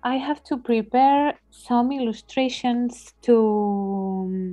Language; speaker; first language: English; non-native, learner; Spanish